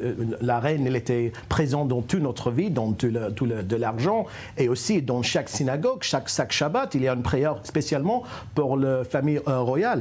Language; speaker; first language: French; non-native, fluent; English